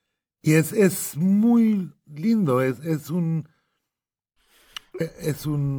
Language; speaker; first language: Spanish; non-native, fluent; Arabic